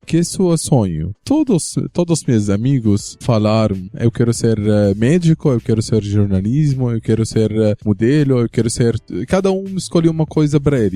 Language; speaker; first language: Portuguese; non-native, learner; Arabic